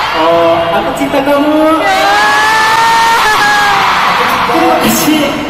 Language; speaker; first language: Indonesian; non-native, learner; Korean